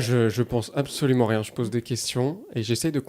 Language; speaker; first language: French; native; French